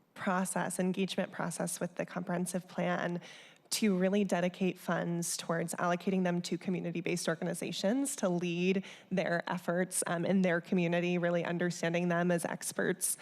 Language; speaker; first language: English; native; English